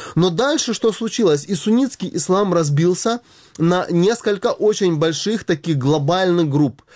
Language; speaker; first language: Russian; native; Russian